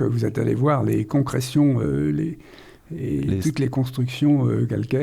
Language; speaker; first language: French; native; French